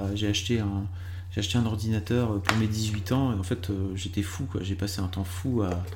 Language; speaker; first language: French; native; French